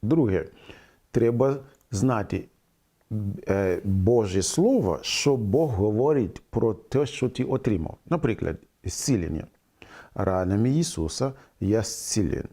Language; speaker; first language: Ukrainian; non-native, fluent; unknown